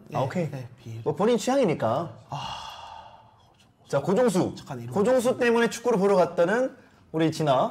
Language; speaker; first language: Korean; native; Korean